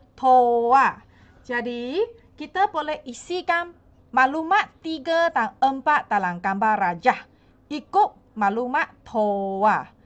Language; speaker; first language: Malay; non-native, local second language; Chinese